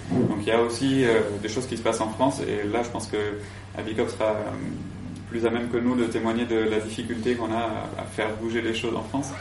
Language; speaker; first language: French; native; French